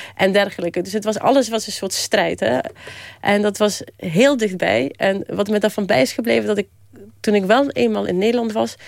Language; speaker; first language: Dutch; early bilingual, other home language; Polish